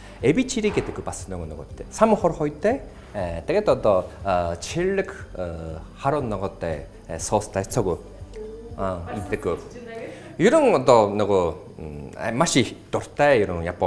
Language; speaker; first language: Mongolian; non-native, fluent; Japanese